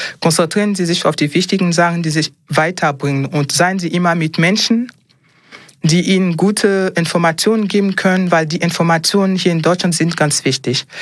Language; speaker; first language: German; non-native, fluent; French